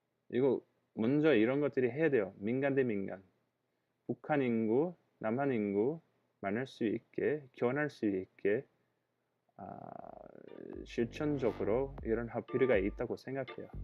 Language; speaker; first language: Korean; non-native, fluent; English